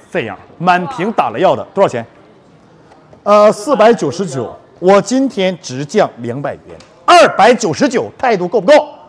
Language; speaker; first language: Chinese; native; Chinese